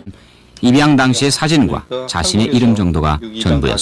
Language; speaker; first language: Korean; native; Korean